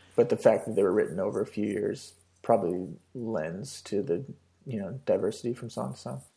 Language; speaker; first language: English; native; English